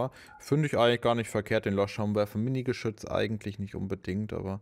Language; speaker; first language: German; native; German